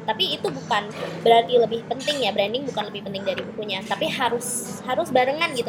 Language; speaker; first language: Indonesian; early bilingual, heritage; Indonesian